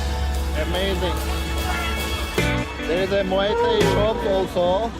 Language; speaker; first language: English; non-native, learner; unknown